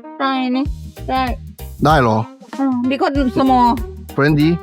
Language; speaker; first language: Korean; native; Korean